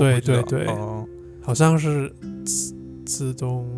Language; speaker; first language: Chinese; non-native, fluent; English